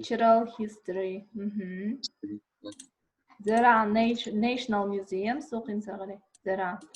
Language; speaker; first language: English; non-native, learner; Kazakh